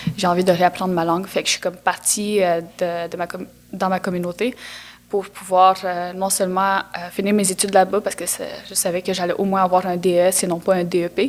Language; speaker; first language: French; non-native, local second language; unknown